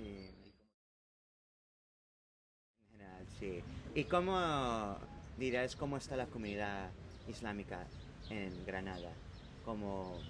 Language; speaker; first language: Spanish; non-native, learner; English